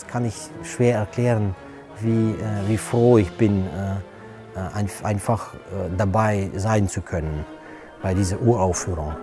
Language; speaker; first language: German; non-native, fluent; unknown